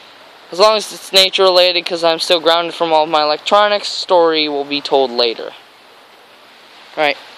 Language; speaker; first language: English; native; English